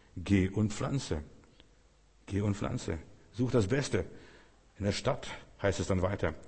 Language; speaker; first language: German; early bilingual, other home language; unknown